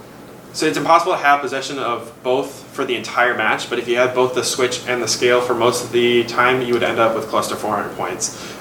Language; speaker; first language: English; native; English